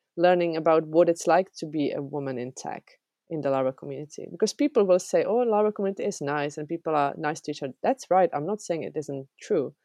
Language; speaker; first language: English; non-native, fluent; Czech